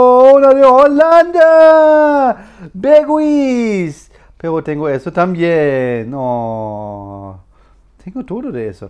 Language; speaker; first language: Spanish; non-native, learner; German